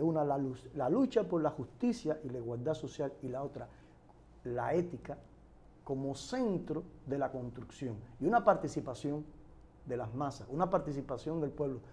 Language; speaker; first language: Spanish; native; Spanish